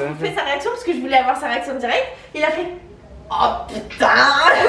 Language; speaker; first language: French; native; French